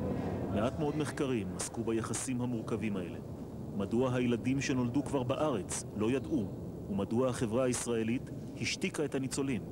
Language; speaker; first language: Hebrew; native; Hebrew